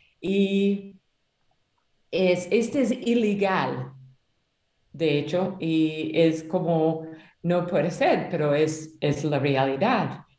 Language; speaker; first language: Spanish; non-native, learner; English